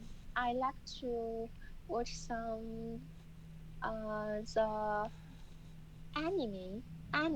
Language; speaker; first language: English; non-native, learner; Chinese